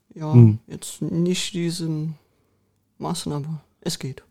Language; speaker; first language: German; early bilingual, other home language; Russian